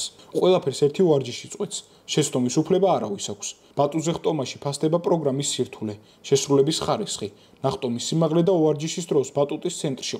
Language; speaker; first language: Georgian; native; Georgian